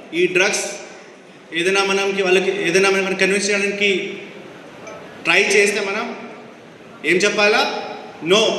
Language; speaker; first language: Telugu; non-native, fluent; Hindi